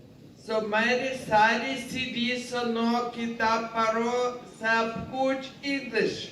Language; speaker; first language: Hindi; non-native, learner; Ukrainian